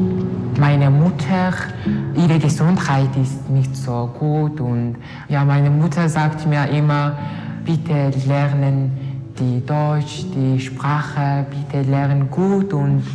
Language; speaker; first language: German; non-native, learner; Mongolian